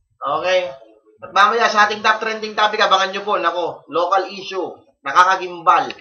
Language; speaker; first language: Filipino; non-native, local second language; Iloko